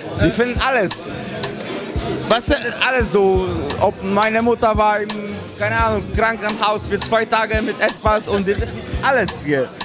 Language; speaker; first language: German; non-native, fluent; Polish